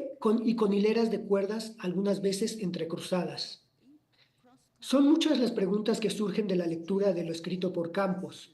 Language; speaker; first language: Spanish; native; Spanish